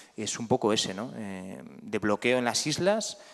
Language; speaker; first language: Spanish; native; Spanish